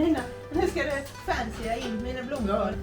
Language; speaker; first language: Swedish; native; Swedish